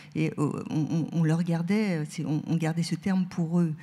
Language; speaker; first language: French; native; French